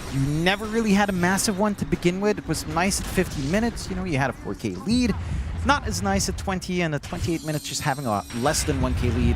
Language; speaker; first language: English; native; English